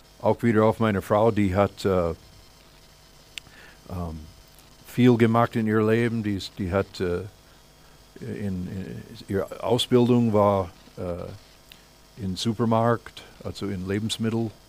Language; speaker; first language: German; non-native, fluent; English